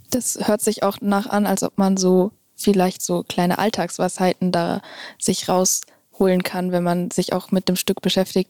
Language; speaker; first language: German; native; German